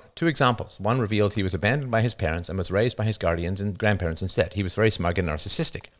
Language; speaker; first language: English; native; English